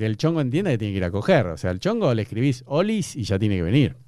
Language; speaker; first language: Spanish; native; Spanish